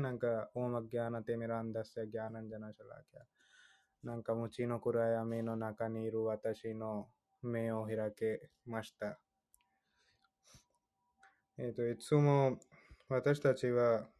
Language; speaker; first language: Japanese; non-native, fluent; Hindi